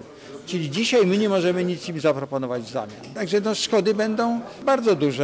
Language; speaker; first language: Polish; native; Polish